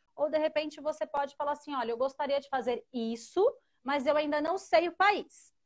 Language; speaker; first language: Portuguese; native; Portuguese